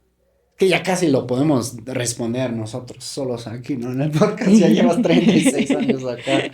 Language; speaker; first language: Spanish; native; Spanish